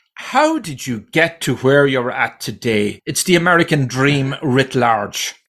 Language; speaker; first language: English; native; English